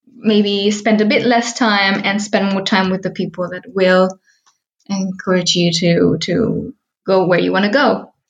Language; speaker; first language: English; early bilingual, heritage; Spanish